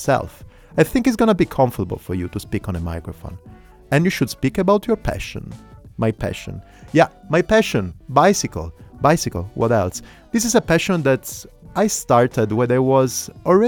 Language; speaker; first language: English; non-native, fluent; Italian